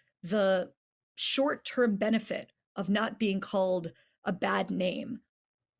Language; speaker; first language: English; native; English